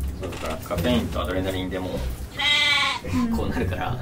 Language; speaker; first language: Japanese; native; Japanese